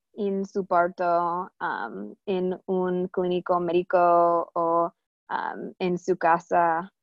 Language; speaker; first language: Spanish; non-native, learner; English